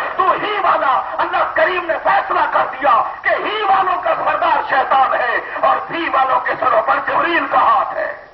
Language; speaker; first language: Urdu; non-native, local second language; Sindhi